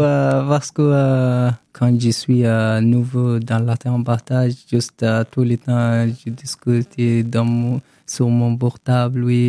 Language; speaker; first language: French; non-native, learner; Arabic